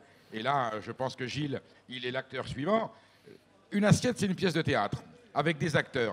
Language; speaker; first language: French; native; French